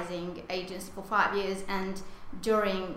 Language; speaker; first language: English; non-native, fluent; Hungarian